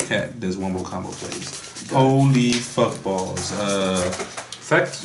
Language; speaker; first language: English; native; English